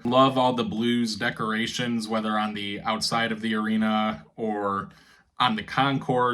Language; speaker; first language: English; native; English